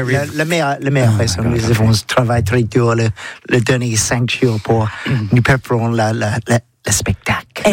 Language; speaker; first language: French; non-native, learner; English